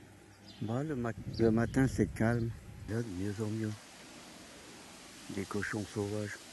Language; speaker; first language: French; native; French